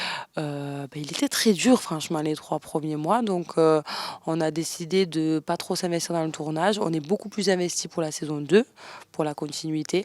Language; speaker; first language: French; native; French